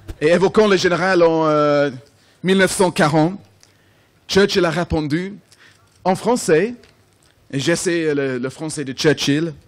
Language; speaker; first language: French; non-native, fluent; English